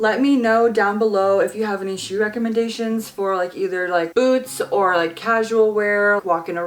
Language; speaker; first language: English; native; English